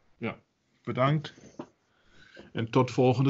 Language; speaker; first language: Dutch; non-native, learner; German